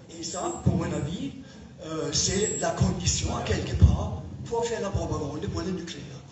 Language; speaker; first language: French; non-native, fluent; German